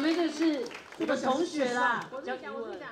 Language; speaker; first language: Chinese; native; Chinese